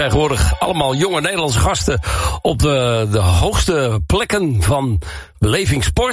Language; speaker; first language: Dutch; native; Dutch